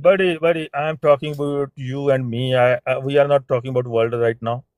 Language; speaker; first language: English; non-native, fluent; Punjabi